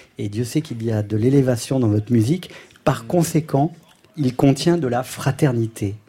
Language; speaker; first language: French; native; French